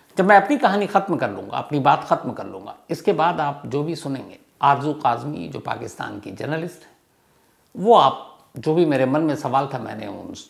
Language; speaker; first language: Hindi; native; Hindi